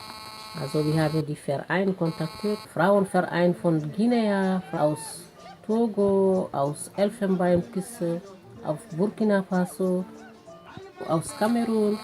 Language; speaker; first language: German; non-native, fluent; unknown